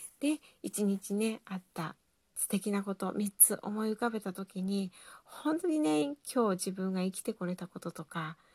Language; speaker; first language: Japanese; native; Japanese